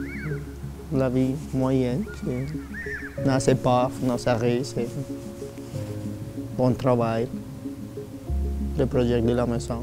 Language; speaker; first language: French; non-native, learner; Spanish